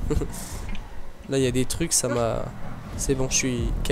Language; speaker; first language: French; native; French